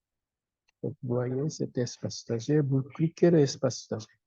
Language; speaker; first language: French; non-native, fluent; Japanese